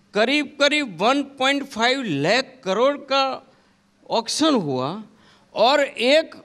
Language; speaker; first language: Hindi; non-native, local second language; Gujarati